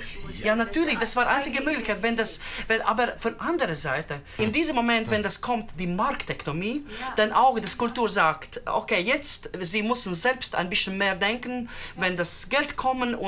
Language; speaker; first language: German; non-native, learner; Latvian